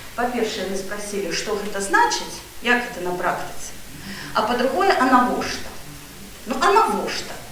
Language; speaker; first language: Belarusian; non-native, local second language; Russian